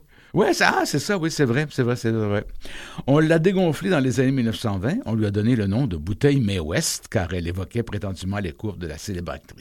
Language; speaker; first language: French; native; French